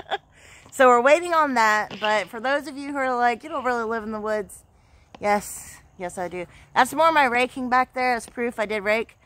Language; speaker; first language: English; native; English